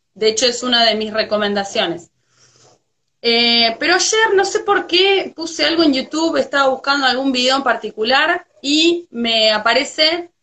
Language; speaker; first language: Spanish; native; Spanish